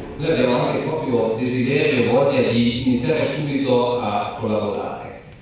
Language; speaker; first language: Italian; native; Italian